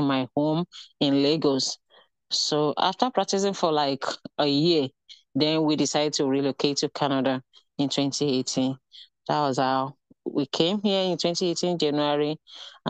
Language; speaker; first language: English; non-native, local second language; Yoruba